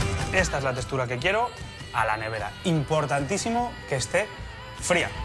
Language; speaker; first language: Spanish; native; Spanish